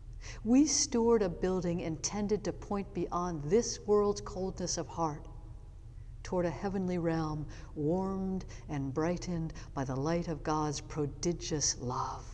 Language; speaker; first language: English; native; English